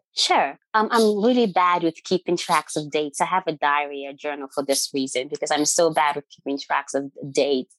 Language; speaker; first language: English; non-native, local second language; Yoruba